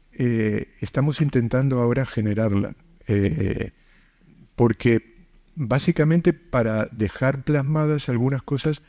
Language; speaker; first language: Spanish; native; Spanish